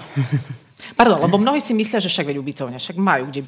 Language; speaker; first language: Slovak; native; Slovak